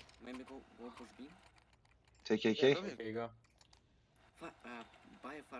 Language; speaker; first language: English; non-native, learner; Turkish